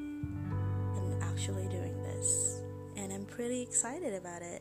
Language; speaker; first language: English; non-native, local second language; Filipino